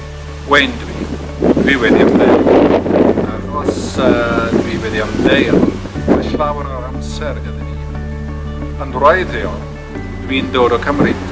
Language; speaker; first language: Welsh; non-native, local second language; English